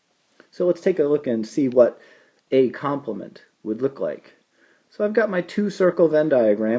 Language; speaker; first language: English; native; English